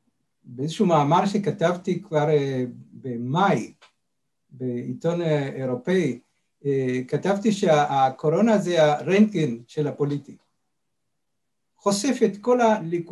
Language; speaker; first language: Hebrew; non-native, fluent; Spanish